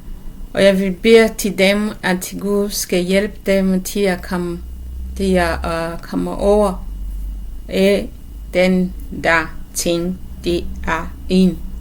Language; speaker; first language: Danish; non-native, learner; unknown